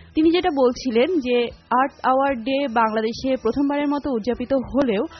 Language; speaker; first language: Bangla; native; Bangla